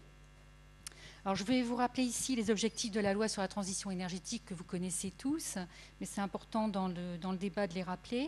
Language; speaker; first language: French; native; French